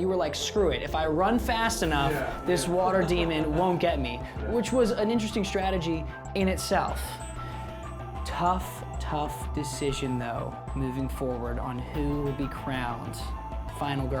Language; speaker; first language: English; native; English